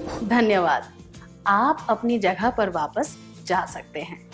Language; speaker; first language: Hindi; native; Hindi